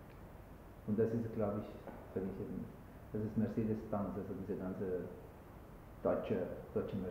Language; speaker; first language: German; non-native, learner; Arabic